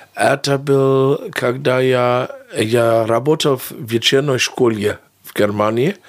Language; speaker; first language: Russian; non-native, fluent; German